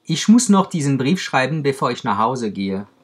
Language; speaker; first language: German; non-native, fluent; French